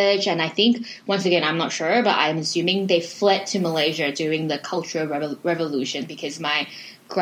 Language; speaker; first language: English; native; English